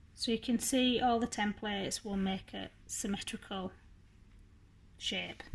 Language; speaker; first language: English; native; English